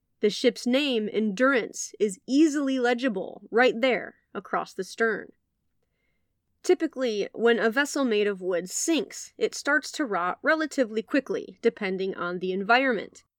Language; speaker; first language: English; native; English